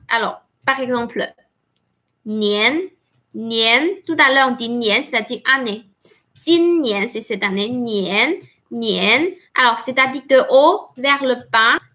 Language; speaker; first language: French; non-native, fluent; Chinese